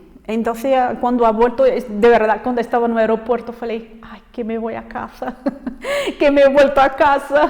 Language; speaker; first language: Spanish; non-native, fluent; Portuguese